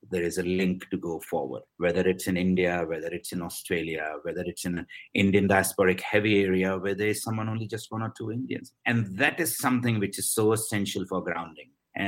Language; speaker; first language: English; non-native, local second language; Hindi